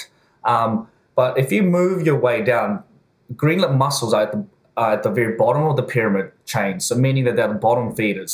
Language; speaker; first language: English; native; English